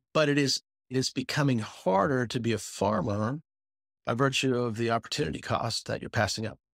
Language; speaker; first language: English; native; English